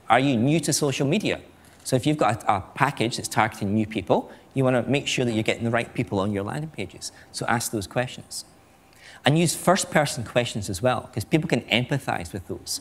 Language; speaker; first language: English; native; English